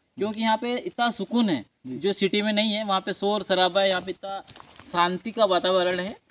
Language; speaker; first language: Hindi; non-native, local second language; Bhili